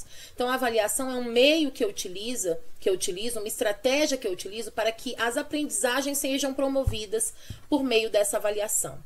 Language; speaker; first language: Portuguese; native; Portuguese